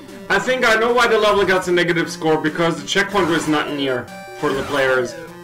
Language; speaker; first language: English; non-native, fluent; German